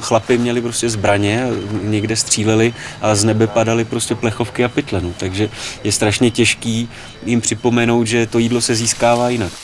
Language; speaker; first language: Czech; native; Czech